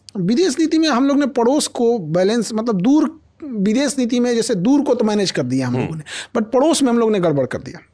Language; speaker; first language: Hindi; native; Hindi